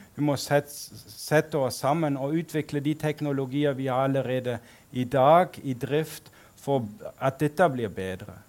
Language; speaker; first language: Norwegian; non-native, fluent; German